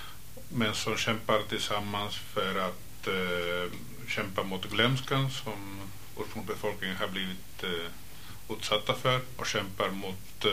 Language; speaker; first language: Swedish; non-native, fluent; Spanish